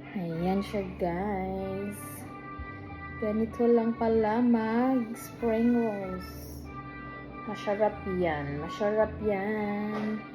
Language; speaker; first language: Filipino; non-native, local second language; Cebuano